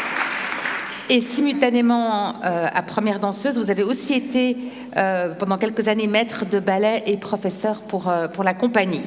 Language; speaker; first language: French; native; French